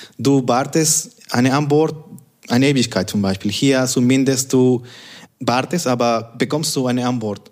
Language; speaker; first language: German; non-native, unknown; Spanish